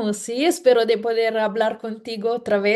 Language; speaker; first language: Spanish; non-native, fluent; Italian